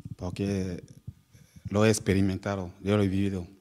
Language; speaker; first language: Spanish; non-native, learner; French